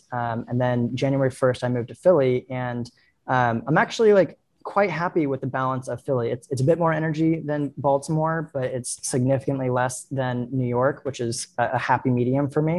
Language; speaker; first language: English; native; English